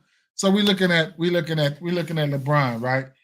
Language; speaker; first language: English; native; English